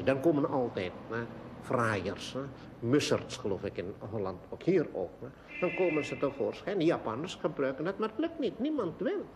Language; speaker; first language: Dutch; non-native, local second language; Indonesian